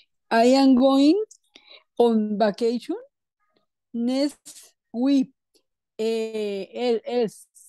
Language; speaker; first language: English; non-native, learner; Spanish